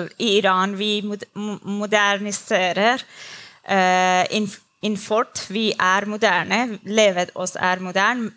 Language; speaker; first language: Norwegian; non-native, learner; Persian